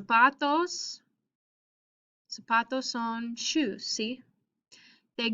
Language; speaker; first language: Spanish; non-native, fluent; English